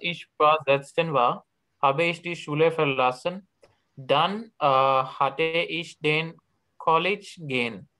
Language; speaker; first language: German; non-native, learner; Urdu